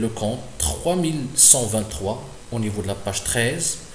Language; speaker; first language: French; non-native, local second language; Arabic